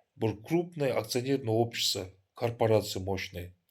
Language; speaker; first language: Russian; non-native, local second language; Kazakh